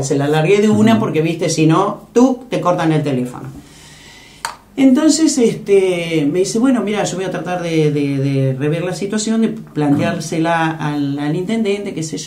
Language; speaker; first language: Spanish; native; Spanish